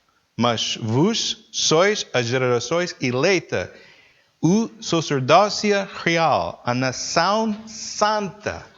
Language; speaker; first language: Portuguese; non-native, learner; English